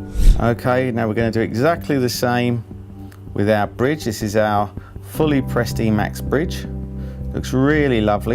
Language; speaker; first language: English; native; English